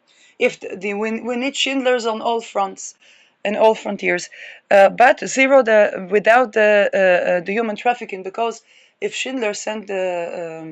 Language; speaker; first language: English; non-native, fluent; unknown